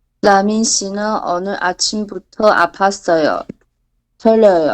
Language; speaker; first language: Korean; non-native, learner; Chinese